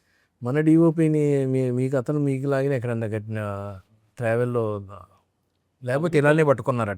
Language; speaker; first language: Telugu; native; Telugu